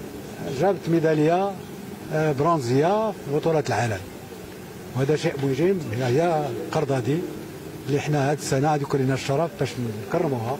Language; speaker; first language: Arabic; native; Arabic